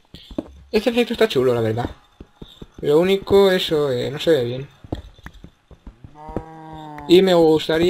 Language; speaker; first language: Spanish; native; Spanish